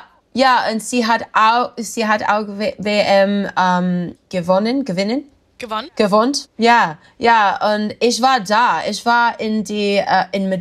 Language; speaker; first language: German; non-native, learner; English